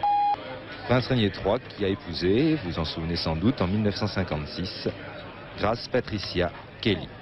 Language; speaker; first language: French; native; French